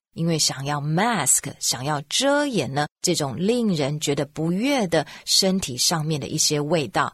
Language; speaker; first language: Chinese; native; Chinese